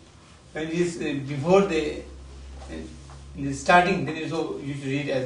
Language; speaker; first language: English; non-native, learner; Tibetan